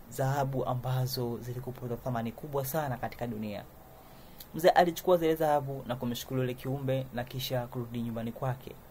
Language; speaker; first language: Swahili; native; Swahili